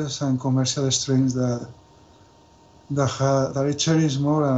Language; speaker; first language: English; non-native, fluent; Spanish